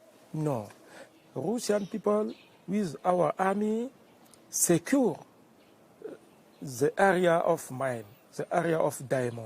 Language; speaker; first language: English; non-native, learner; Sango